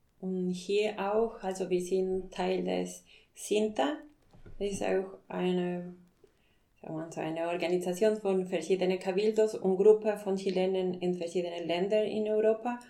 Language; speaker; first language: German; non-native, fluent; Spanish